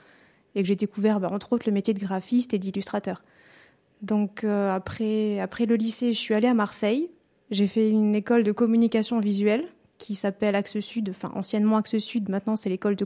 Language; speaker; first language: French; native; French